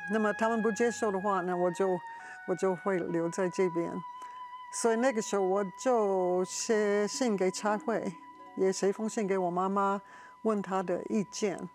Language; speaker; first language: Chinese; non-native, fluent; English